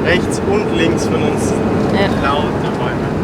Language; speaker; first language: German; native; German